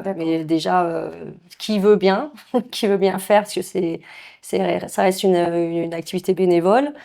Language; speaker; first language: French; native; French